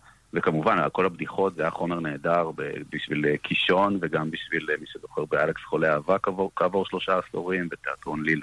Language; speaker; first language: Hebrew; native; Hebrew